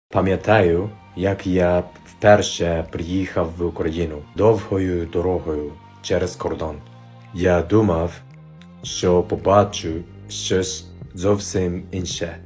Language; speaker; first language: Ukrainian; non-native, fluent; Japanese